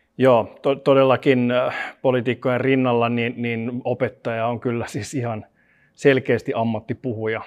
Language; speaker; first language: Finnish; non-native, local second language; Swedish